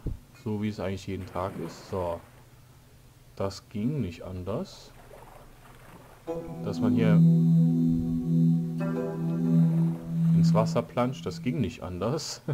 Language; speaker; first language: German; native; German